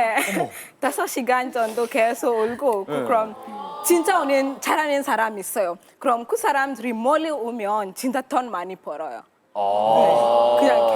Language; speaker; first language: Korean; non-native, learner; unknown